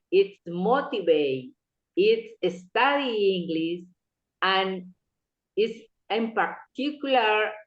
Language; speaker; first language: English; non-native, local second language; Spanish